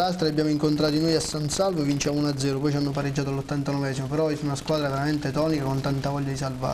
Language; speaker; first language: Italian; native; Italian